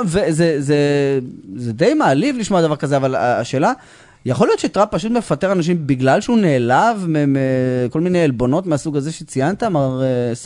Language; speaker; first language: Hebrew; native; Hebrew